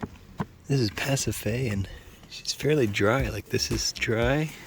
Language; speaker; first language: English; native; English